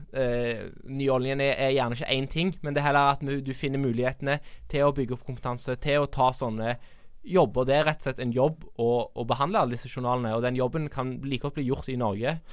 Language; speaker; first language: Norwegian; native; Norwegian